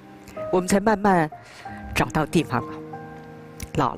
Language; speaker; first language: Chinese; native; Chinese